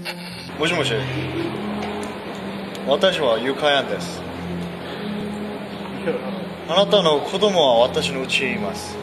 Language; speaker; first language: Japanese; non-native, learner; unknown